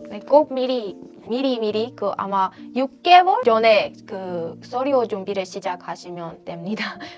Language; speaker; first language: Korean; non-native, fluent; Persian